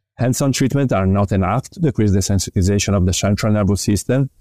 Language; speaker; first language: English; non-native, fluent; Italian